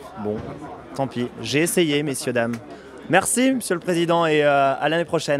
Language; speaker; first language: French; native; French